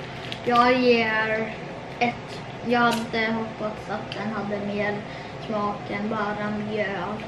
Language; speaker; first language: Swedish; early bilingual, heritage; Swedish